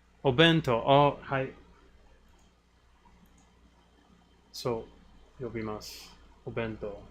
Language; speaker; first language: Japanese; non-native, learner; English